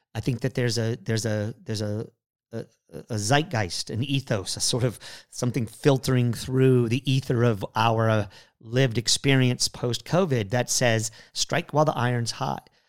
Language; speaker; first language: English; native; English